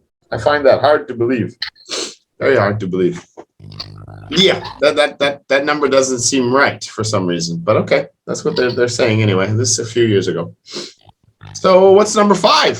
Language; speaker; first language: English; non-native, fluent; French